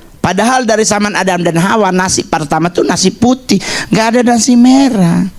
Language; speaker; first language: Indonesian; native; Indonesian